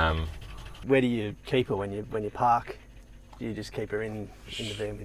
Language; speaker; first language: English; native; English